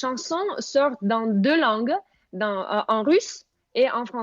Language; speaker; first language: French; non-native, fluent; Russian